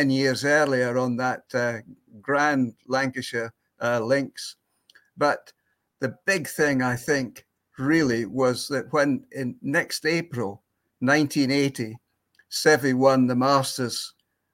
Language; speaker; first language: English; native; English